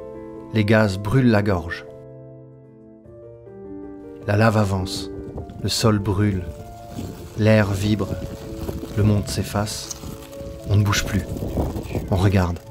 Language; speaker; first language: French; native; French